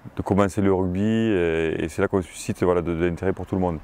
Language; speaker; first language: French; native; French